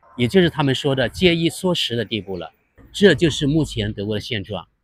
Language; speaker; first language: Chinese; native; Chinese